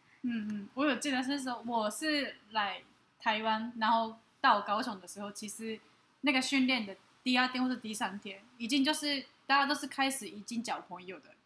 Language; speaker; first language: Chinese; non-native, fluent; Japanese